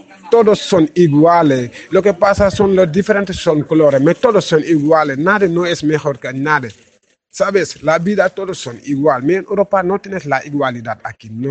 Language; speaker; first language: Spanish; non-native, learner; Wolof